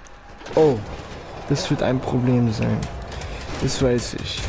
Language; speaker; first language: German; early bilingual, other home language; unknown